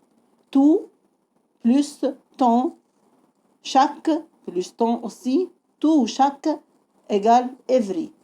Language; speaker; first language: French; non-native, fluent; Arabic